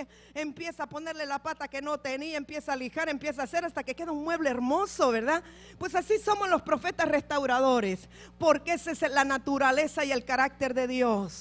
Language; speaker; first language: Spanish; native; Spanish